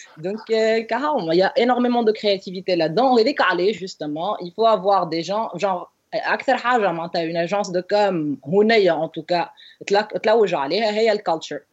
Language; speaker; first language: French; non-native, local second language; Arabic